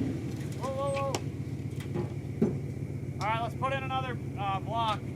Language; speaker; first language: English; native; English